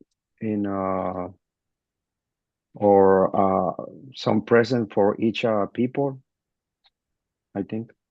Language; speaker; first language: English; non-native, learner; Spanish